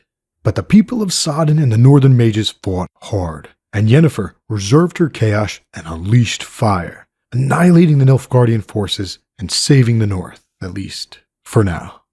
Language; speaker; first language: English; native; English